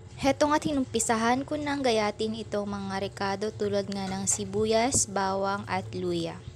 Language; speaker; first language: Filipino; non-native, local second language; Cebuano